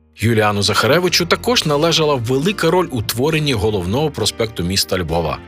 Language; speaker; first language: Ukrainian; native; Ukrainian